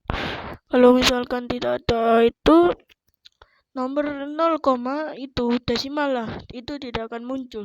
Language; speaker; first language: Indonesian; native; Indonesian